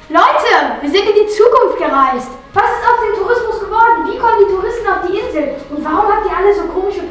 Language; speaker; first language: German; native; German